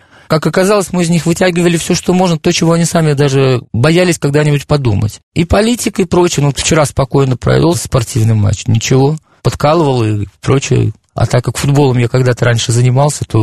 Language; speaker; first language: Russian; native; Russian